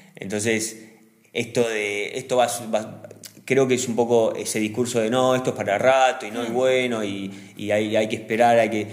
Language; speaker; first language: Spanish; native; Spanish